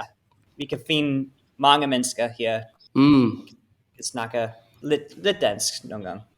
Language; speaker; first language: Danish; non-native, learner; English